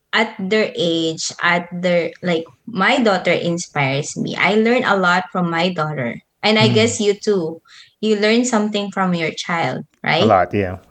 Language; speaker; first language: English; non-native, local second language; Filipino